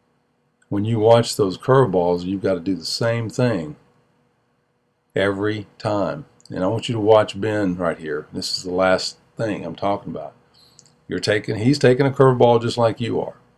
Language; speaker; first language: English; native; English